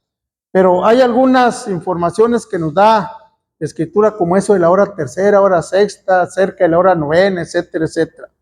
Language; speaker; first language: Spanish; native; Spanish